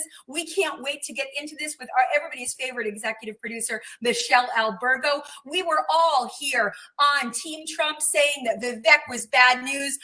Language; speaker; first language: English; native; English